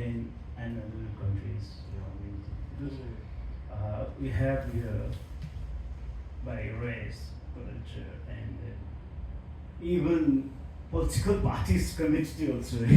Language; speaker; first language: English; non-native, learner; Nepali